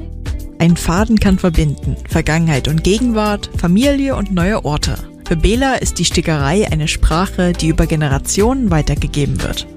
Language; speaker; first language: German; native; German